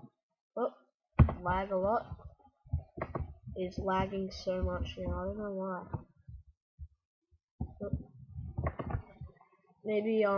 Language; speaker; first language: English; native; English